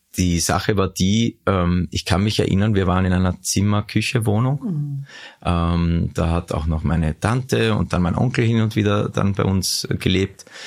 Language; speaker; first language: German; early bilingual, other home language; Arabic